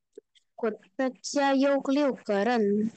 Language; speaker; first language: Chinese; non-native, learner; Indonesian